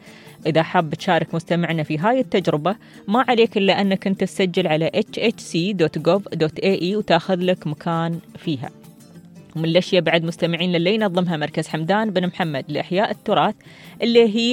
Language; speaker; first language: Arabic; native; Arabic